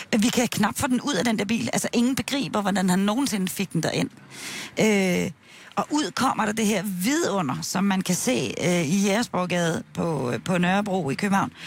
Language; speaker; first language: Danish; native; Danish